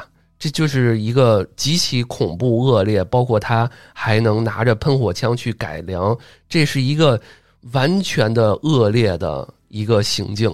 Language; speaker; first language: Chinese; native; Chinese